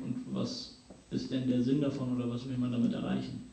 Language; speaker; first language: German; native; German